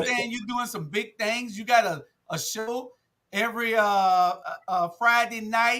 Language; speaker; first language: English; native; English